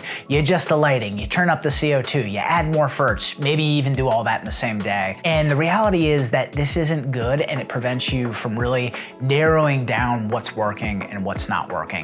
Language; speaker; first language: English; native; English